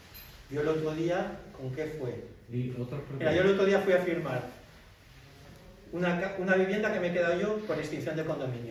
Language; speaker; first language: Spanish; native; Spanish